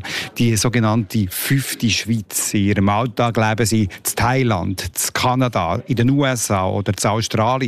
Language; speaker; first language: German; native; German